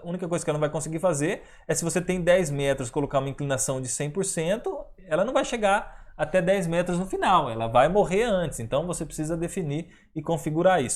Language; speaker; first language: Portuguese; native; Portuguese